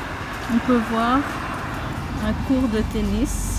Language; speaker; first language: French; non-native, fluent; Bangla